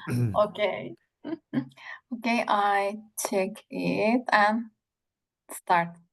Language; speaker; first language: English; non-native, learner; Turkish